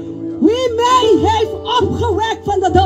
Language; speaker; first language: Dutch; non-native, local second language; Papiamento